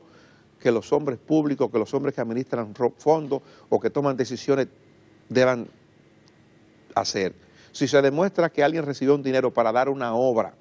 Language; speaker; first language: Spanish; native; Spanish